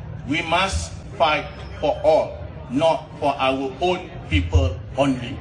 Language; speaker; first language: English; non-native, local second language; Malay